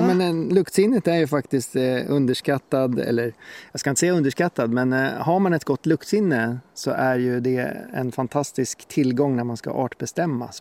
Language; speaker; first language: Swedish; native; Swedish